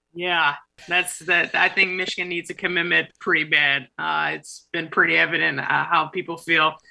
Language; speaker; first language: English; native; English